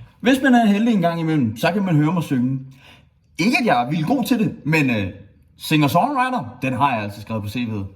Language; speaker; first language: Danish; native; Danish